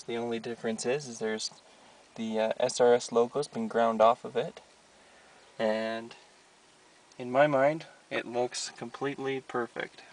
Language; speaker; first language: English; native; English